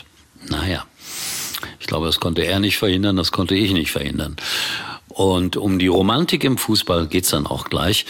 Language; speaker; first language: German; native; German